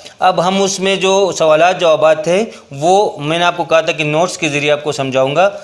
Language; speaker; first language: Urdu; non-native, local second language; Pashto